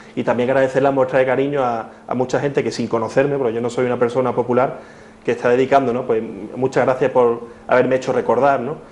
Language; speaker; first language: Spanish; native; Spanish